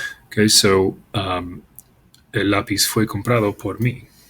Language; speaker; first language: Spanish; non-native, fluent; English